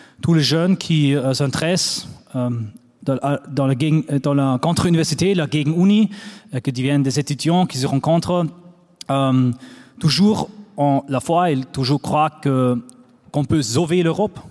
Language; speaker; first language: French; non-native, fluent; German